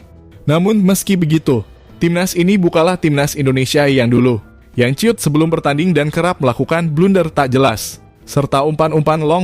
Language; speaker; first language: Indonesian; native; Indonesian